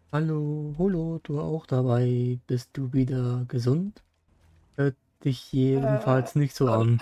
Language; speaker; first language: German; native; German